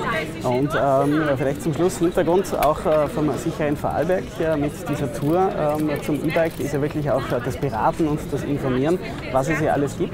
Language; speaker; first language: German; native; German